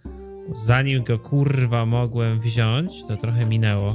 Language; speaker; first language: Polish; native; Polish